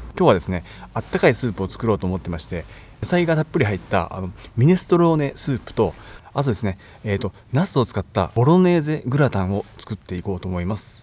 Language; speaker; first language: Japanese; native; Japanese